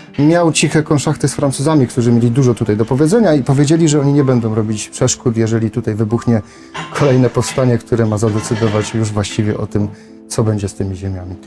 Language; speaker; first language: Polish; native; Polish